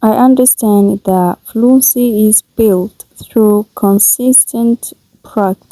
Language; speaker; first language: English; non-native, learner; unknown